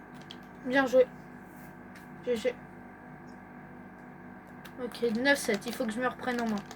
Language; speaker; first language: French; native; French